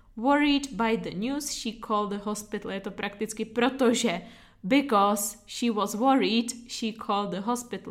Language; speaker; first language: English; non-native, fluent; Czech